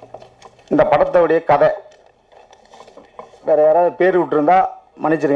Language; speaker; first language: Tamil; native; Tamil